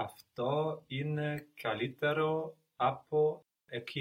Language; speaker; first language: Greek; non-native, learner; English